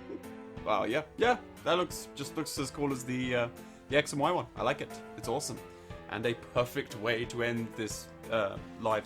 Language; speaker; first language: English; native; English